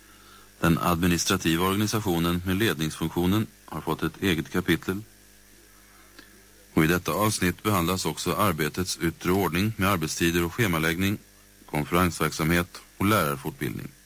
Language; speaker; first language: Swedish; native; Swedish